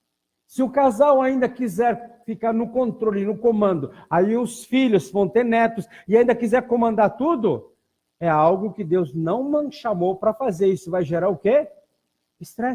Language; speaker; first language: Portuguese; native; Portuguese